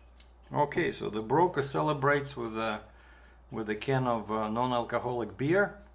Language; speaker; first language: English; non-native, fluent; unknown